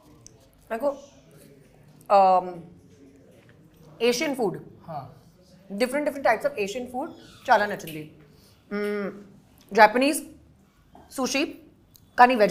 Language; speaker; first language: Telugu; non-native, learner; Hindi